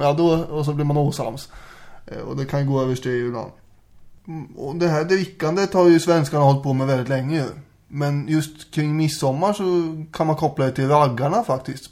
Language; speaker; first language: Swedish; native; Swedish